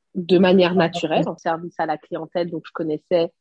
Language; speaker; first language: French; non-native, local second language; Rundi